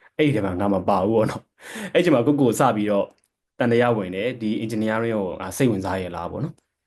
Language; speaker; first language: Burmese; native; Burmese